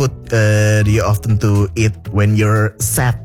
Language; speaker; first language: English; non-native, fluent; Indonesian